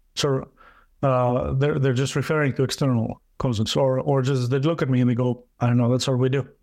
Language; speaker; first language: English; non-native, fluent; Greek